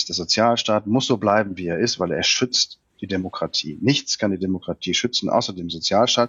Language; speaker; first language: German; native; German